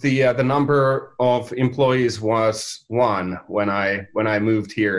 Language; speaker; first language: English; non-native, fluent; Finnish